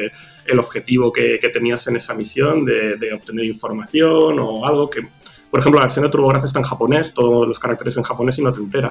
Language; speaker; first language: Spanish; native; Spanish